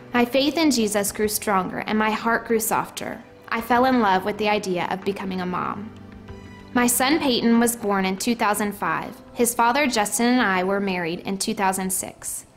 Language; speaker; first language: English; native; English